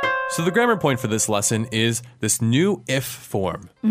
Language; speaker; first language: English; native; English